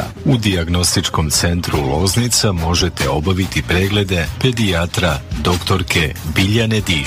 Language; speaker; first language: Serbian; native; Serbian